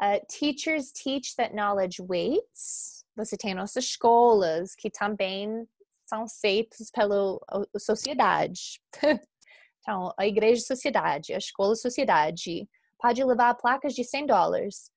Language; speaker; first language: Portuguese; non-native, fluent; English